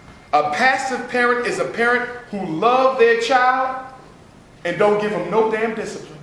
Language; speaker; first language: English; native; English